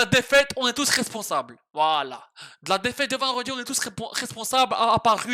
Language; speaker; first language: French; native; French